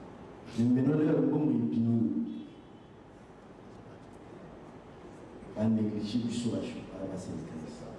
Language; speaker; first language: French; non-native, learner; Lingala